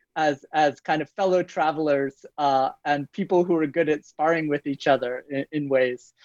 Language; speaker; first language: English; native; English